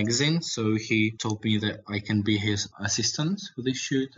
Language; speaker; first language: English; non-native, learner; Russian